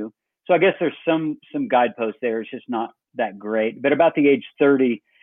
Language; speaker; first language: English; native; English